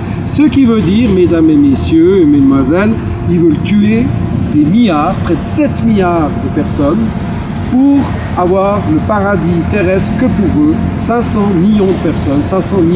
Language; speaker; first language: French; native; French